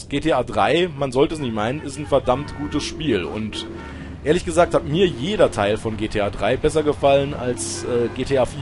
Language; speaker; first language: German; native; German